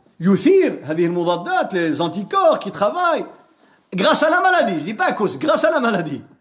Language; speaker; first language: French; non-native, local second language; Arabic